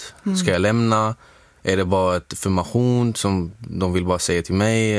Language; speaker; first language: Swedish; non-native, fluent; Arabic